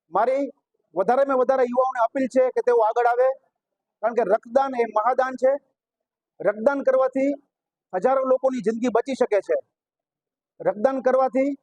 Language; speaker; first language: Gujarati; non-native, local second language; Sindhi